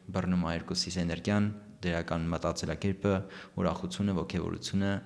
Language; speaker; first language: Armenian; early bilingual, heritage; Armenian